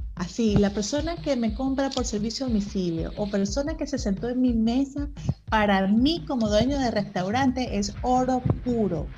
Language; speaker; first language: Spanish; native; Spanish